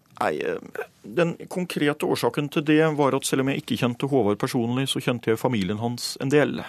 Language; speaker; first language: Norwegian; native; Norwegian